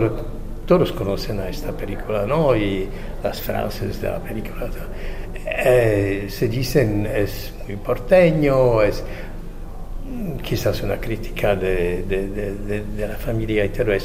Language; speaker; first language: Spanish; non-native, fluent; Czech